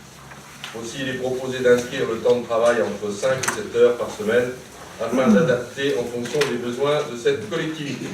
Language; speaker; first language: French; native; French